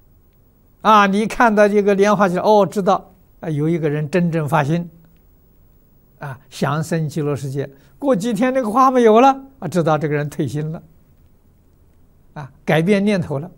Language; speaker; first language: Chinese; native; Chinese